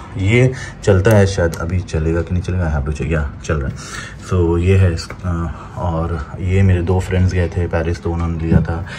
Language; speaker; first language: Hindi; native; Hindi